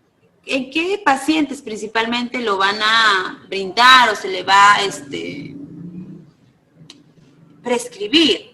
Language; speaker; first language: Spanish; native; Spanish